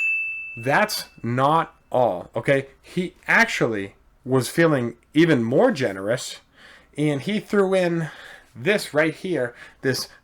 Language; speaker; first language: English; native; English